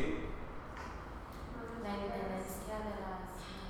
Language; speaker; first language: Spanish; non-native, learner; English